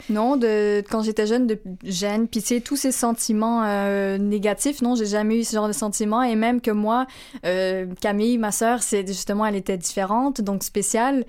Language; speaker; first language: French; native; French